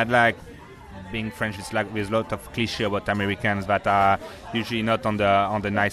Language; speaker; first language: English; non-native, fluent; French